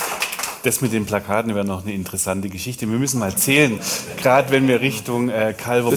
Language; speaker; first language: German; native; German